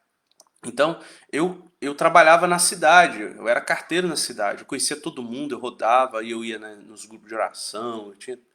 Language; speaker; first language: Portuguese; native; Portuguese